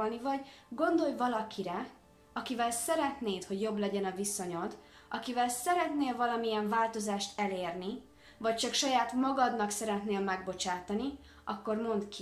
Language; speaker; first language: Hungarian; native; Hungarian